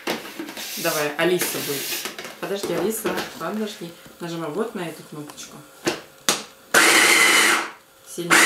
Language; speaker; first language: Russian; native; Russian